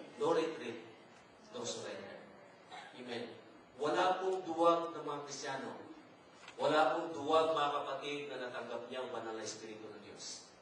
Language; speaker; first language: Filipino; non-native, local second language; Cebuano